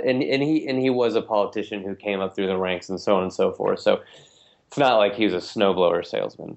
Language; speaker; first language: English; native; English